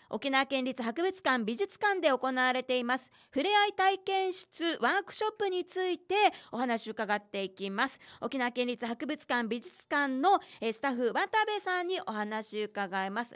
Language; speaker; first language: Japanese; native; Japanese